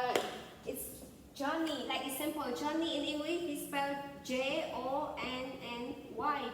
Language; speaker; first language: English; non-native, fluent; Khmer